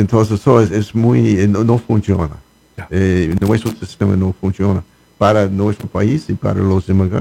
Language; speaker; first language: Spanish; non-native, learner; English